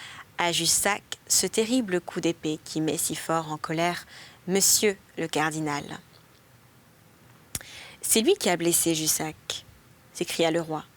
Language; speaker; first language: French; native; French